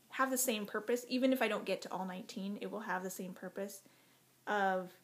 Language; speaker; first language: English; native; English